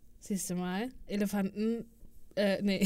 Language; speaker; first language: German; native; German